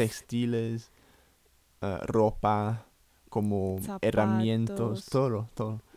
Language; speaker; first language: Spanish; non-native, fluent; English